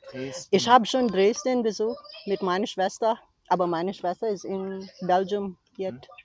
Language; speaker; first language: German; non-native, learner; Cebuano